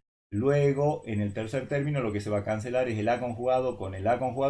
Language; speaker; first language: Spanish; native; Spanish